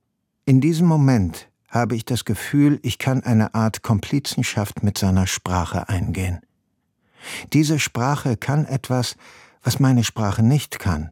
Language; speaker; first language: German; non-native, fluent; Persian